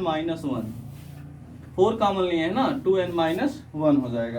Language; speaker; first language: Hindi; native; Hindi